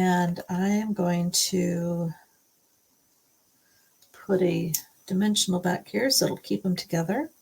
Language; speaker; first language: English; native; English